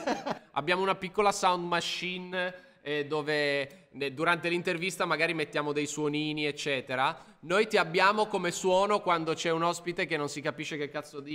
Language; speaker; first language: Italian; native; Italian